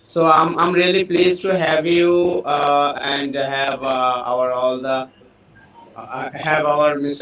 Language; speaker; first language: English; non-native, learner; Bangla